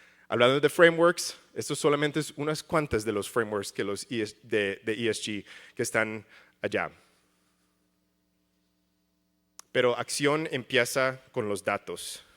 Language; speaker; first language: Spanish; early bilingual, heritage; English